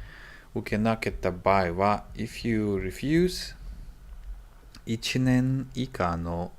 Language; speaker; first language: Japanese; non-native, learner; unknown